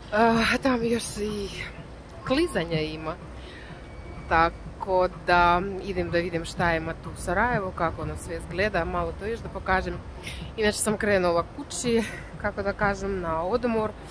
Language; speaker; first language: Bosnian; non-native, learner; Russian